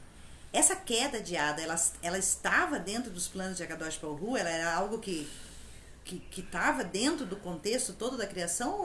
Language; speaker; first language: Portuguese; native; Portuguese